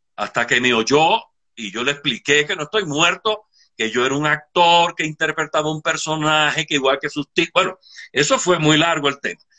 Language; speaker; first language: Spanish; native; Spanish